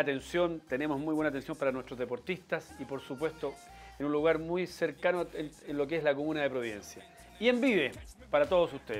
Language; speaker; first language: Spanish; native; Spanish